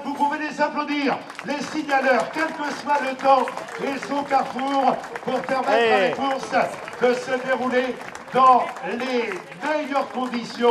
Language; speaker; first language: French; native; French